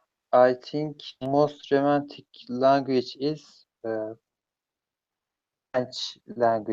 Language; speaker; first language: English; non-native, learner; Turkish